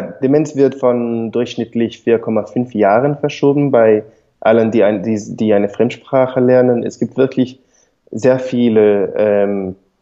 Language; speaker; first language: German; non-native, fluent; English